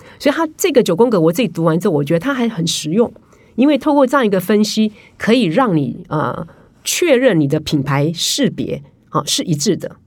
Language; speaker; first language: Chinese; native; Chinese